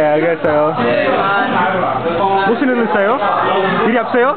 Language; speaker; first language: Korean; non-native, learner; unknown